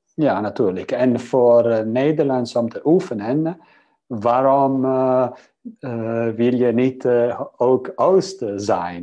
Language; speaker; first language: Dutch; non-native, fluent; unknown